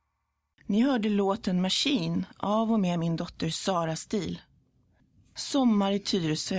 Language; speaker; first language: Swedish; early bilingual, other home language; English